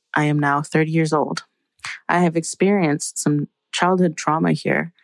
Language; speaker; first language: English; native; English